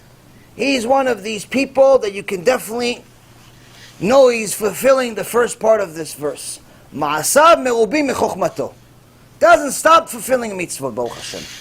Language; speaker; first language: English; non-native, fluent; Hebrew